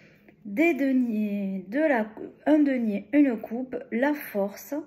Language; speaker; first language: French; native; French